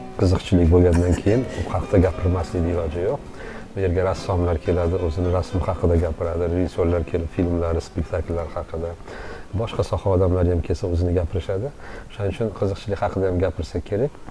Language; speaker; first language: Uzbek; native; Uzbek